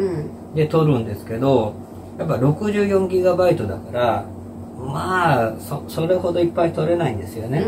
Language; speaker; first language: Japanese; native; Japanese